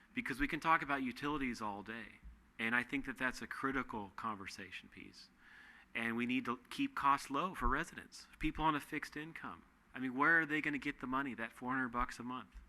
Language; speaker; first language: English; native; English